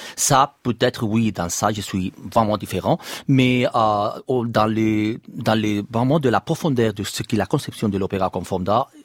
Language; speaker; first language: French; non-native, fluent; Spanish